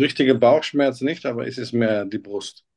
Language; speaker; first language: German; non-native, fluent; Turkish